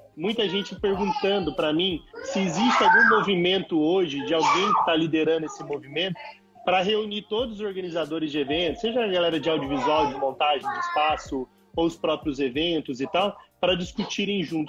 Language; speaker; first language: Portuguese; native; Portuguese